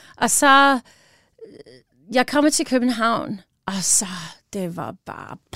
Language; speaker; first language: Danish; non-native, learner; English